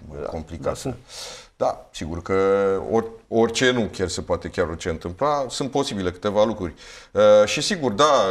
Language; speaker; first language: Romanian; native; Romanian